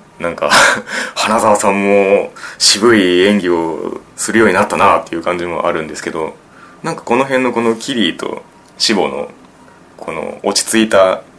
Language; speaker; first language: Japanese; native; Japanese